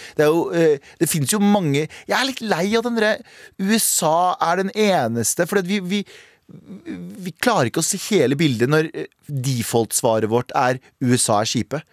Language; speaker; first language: Norwegian; early bilingual, other home language; Kurdish